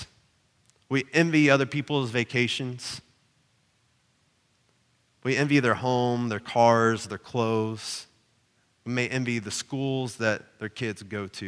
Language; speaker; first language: English; native; English